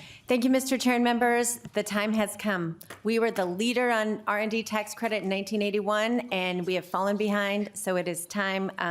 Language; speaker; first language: English; native; English